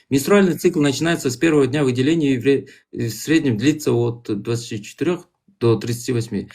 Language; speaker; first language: Russian; non-native, local second language; Kazakh